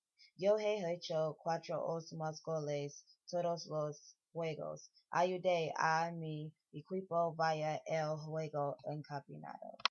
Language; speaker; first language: Spanish; non-native, learner; English